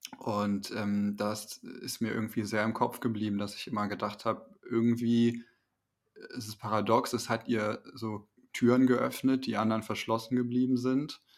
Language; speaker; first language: German; native; German